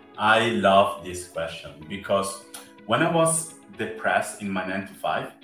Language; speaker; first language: English; non-native, fluent; Italian